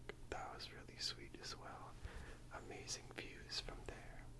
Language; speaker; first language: English; native; English